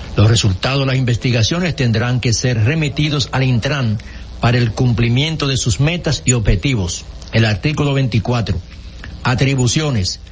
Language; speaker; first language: Spanish; native; Spanish